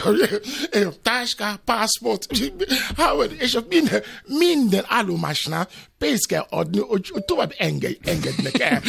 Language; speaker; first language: Hungarian; non-native, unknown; Yoruba